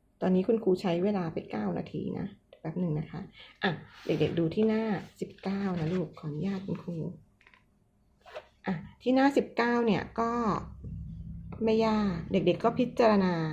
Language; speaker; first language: Thai; native; Thai